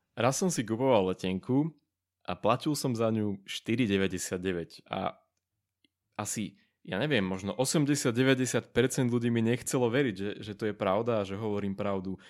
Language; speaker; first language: Slovak; native; Slovak